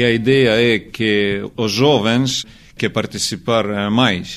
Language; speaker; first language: Portuguese; non-native, learner; Estonian